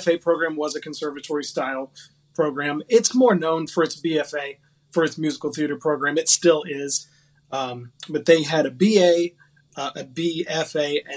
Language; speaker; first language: English; native; English